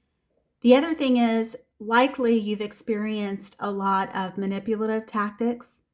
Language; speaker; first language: English; native; English